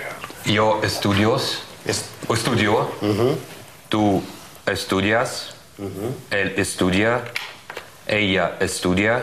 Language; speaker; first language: Spanish; non-native, learner; Russian